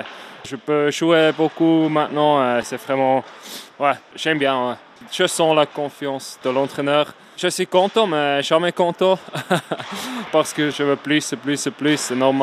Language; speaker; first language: French; non-native, learner; Swiss German